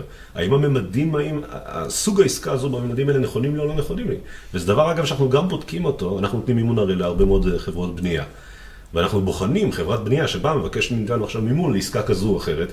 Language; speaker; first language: Hebrew; native; Hebrew